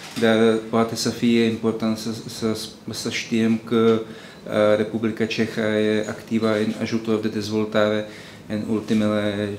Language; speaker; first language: Romanian; non-native, learner; Czech